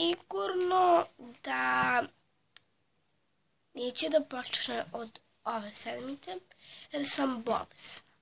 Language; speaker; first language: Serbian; early bilingual, heritage; Serbian